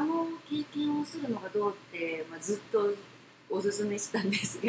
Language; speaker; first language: Japanese; non-native, fluent; Korean